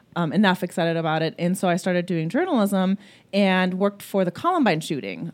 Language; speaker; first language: English; early bilingual, other home language; German